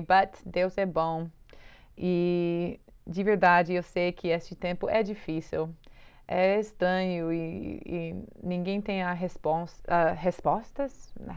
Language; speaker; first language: Portuguese; non-native, learner; English